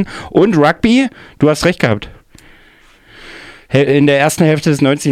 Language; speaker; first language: German; native; German